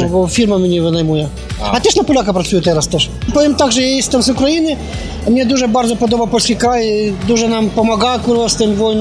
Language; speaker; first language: Polish; non-native, learner; Ukrainian